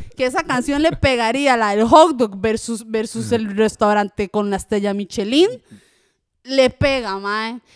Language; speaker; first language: Spanish; early bilingual, other home language; French